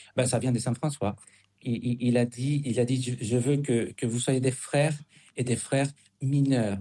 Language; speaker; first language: French; non-native, fluent; Spanish